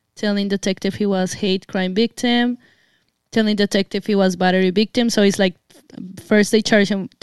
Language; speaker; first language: English; non-native, fluent; Spanish